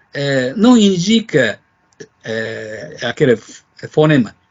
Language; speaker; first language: Portuguese; non-native, fluent; Japanese